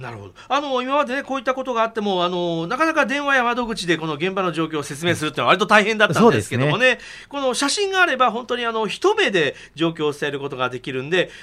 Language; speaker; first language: Japanese; native; Japanese